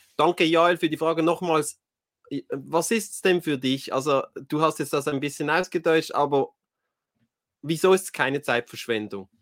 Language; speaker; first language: German; native; German